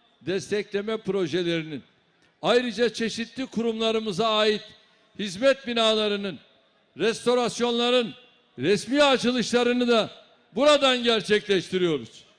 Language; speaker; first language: Turkish; native; Turkish